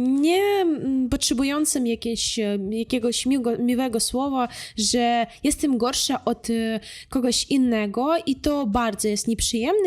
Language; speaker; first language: Polish; non-native, fluent; Russian